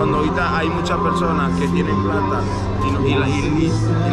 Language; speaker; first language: Spanish; native; Spanish